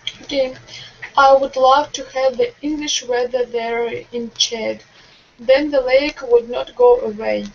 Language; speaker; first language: English; non-native, learner; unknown